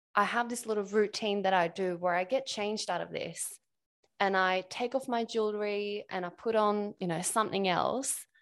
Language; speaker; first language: English; non-native, fluent; Swedish